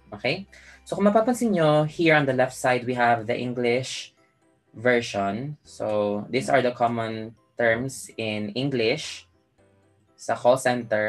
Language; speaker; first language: English; non-native, local second language; Filipino